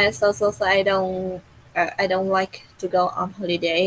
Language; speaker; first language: English; non-native, learner; Vietnamese